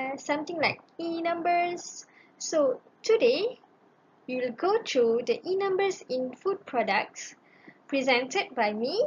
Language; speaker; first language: English; non-native, local second language; Malay